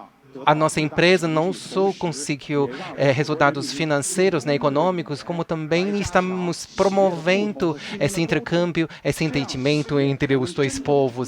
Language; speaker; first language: Portuguese; non-native, fluent; Chinese